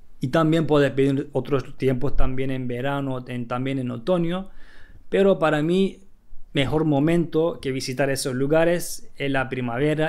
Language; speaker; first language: Spanish; non-native, fluent; Turkish